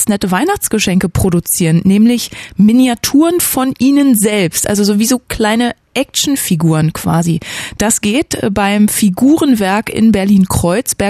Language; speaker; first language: German; native; German